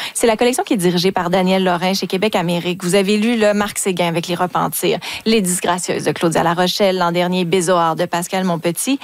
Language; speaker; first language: French; native; French